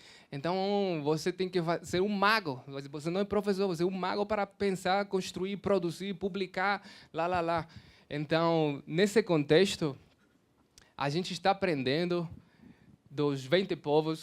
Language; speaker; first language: Portuguese; non-native, fluent; Spanish